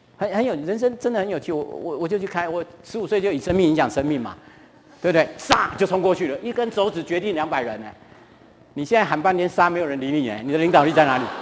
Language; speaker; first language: Chinese; non-native, local second language; Hakka Chinese